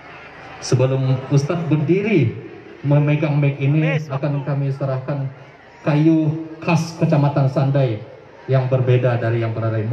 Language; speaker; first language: Indonesian; native; Indonesian